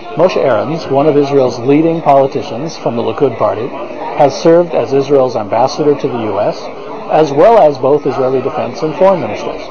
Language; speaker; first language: English; native; English